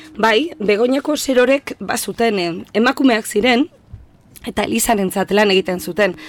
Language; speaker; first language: Basque; native; Basque